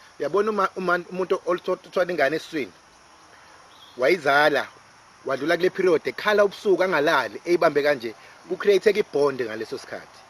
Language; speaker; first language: Zulu; native; Zulu